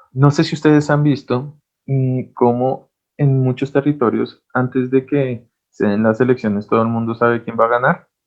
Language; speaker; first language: Spanish; native; Spanish